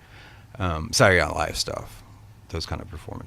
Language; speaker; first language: English; native; English